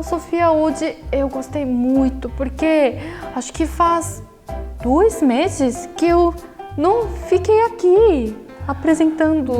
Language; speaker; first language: Portuguese; non-native, fluent; Korean